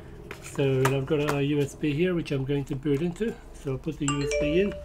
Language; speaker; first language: English; native; English